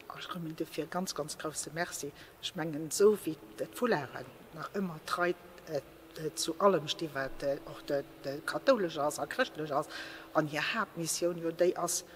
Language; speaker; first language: Luxembourgish; native; Luxembourgish